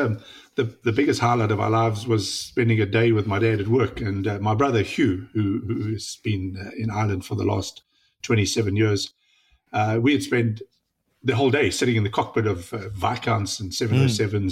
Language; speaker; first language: English; native; English